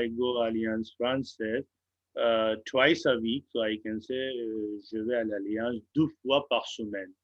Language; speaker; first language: French; non-native, fluent; Hindi